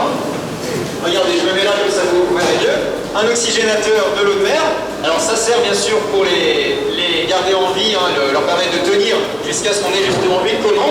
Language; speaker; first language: French; native; French